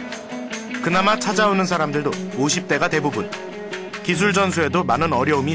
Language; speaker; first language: Korean; native; Korean